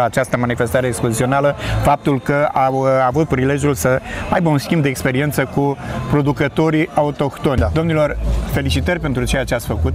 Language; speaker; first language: Romanian; native; Romanian